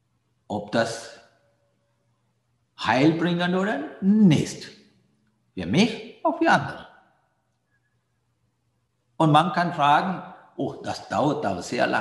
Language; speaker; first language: German; non-native, fluent; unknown